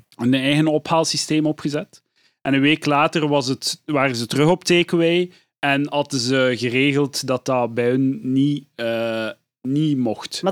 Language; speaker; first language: Dutch; native; Dutch